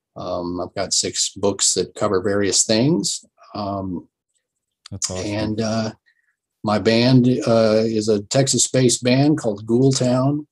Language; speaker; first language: English; native; English